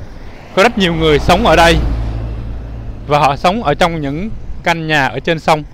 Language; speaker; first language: Vietnamese; non-native, learner; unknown